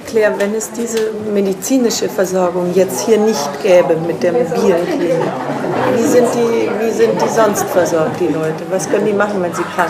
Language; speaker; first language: German; native; German